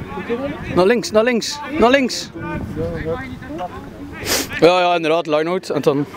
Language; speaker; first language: Dutch; native; Dutch